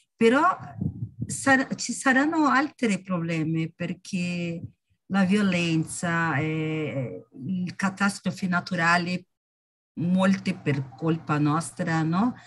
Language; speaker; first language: Italian; non-native, learner; Portuguese